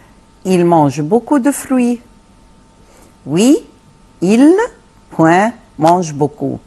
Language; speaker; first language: French; non-native, fluent; Arabic